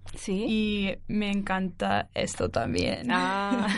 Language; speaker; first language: Spanish; non-native, learner; English